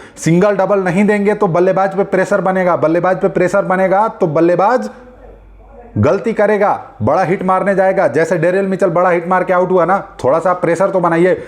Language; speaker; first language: Hindi; native; Hindi